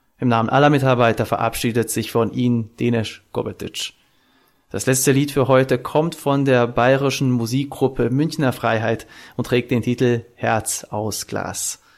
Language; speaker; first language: German; non-native, fluent; Serbian